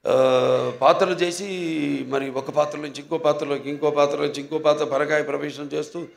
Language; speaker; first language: Telugu; native; Telugu